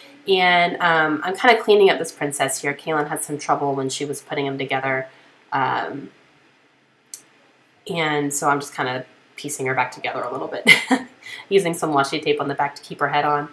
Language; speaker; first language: English; native; English